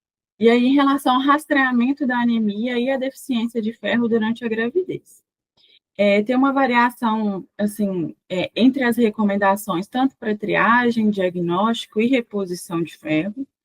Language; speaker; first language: Portuguese; native; Portuguese